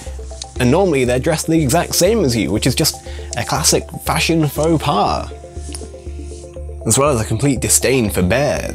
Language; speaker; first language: English; native; English